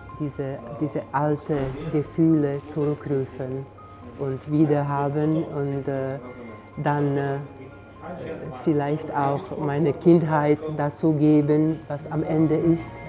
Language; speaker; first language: German; non-native, fluent; Slovak